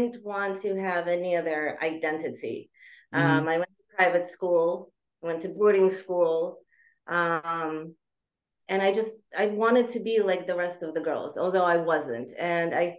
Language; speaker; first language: English; early bilingual, other home language; Russian